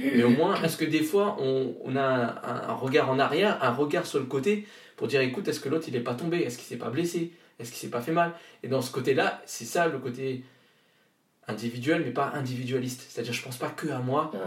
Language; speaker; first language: French; native; French